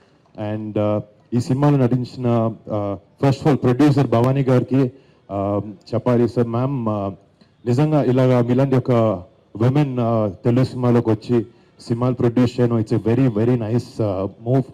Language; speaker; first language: Telugu; native; Telugu